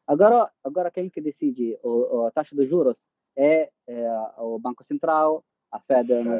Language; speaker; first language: Portuguese; non-native, fluent; Italian